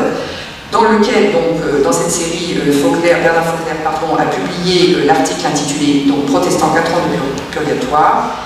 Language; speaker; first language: French; native; French